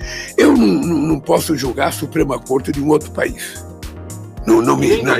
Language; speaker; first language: Portuguese; native; Portuguese